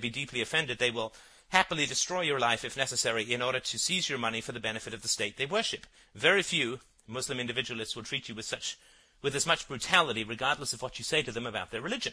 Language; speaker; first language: English; native; English